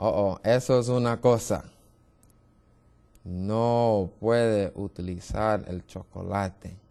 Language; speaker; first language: Spanish; non-native, learner; English